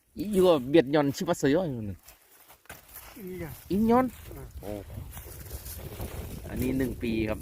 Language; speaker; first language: Korean; non-native, learner; Thai